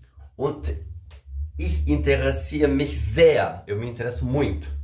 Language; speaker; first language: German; non-native, learner; Portuguese